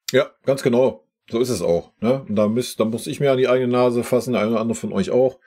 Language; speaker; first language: German; native; German